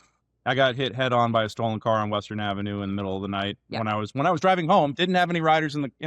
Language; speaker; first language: English; native; English